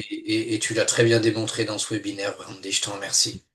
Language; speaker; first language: French; native; French